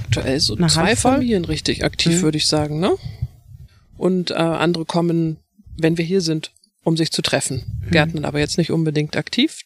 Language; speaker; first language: German; native; German